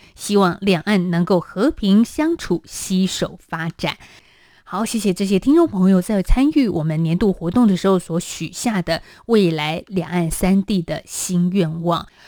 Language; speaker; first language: Chinese; native; Chinese